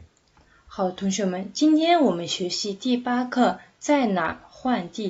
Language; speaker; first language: Chinese; non-native, fluent; Kazakh